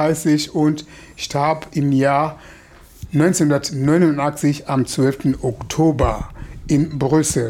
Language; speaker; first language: German; non-native, fluent; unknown